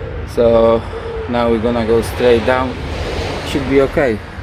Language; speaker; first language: English; non-native, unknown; Polish